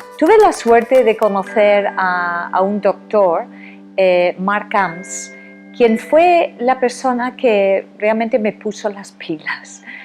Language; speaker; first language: Spanish; non-native, fluent; English